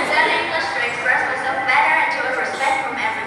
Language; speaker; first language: English; non-native, learner; Vietnamese